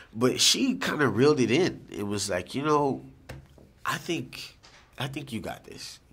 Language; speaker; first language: English; native; English